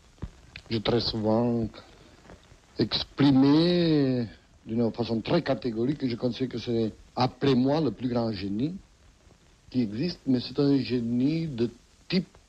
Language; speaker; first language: French; non-native, fluent; Catalan